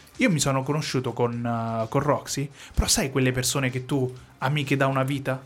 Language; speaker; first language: Italian; native; Italian